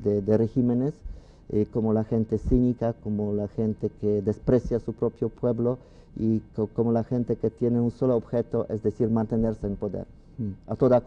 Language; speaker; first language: Spanish; non-native, fluent; Polish